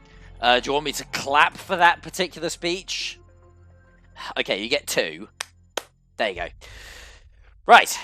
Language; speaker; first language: English; native; English